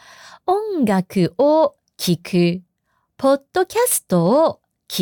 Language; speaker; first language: Japanese; non-native, fluent; Chinese